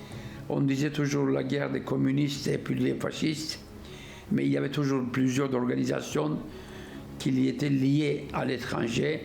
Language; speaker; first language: French; non-native, fluent; Turkish